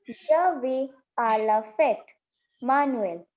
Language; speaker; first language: French; non-native, learner; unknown